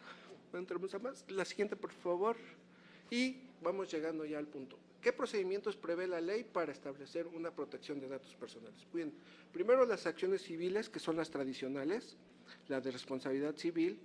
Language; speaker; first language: Spanish; native; Spanish